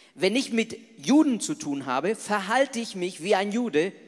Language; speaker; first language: German; non-native, fluent; Spanish